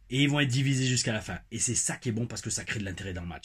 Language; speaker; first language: French; native; French